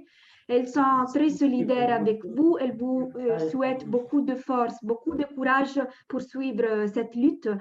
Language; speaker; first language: French; non-native, fluent; Spanish